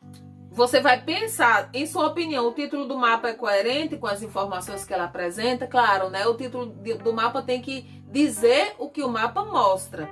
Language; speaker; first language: Portuguese; native; Portuguese